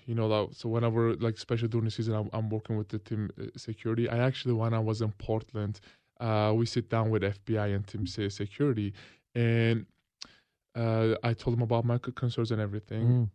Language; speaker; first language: English; non-native, fluent; Turkish